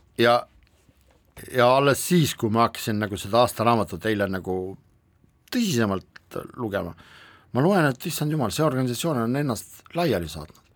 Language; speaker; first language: Estonian; non-native, local second language; Russian